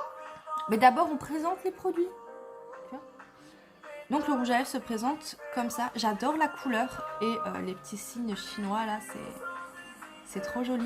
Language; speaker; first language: French; native; French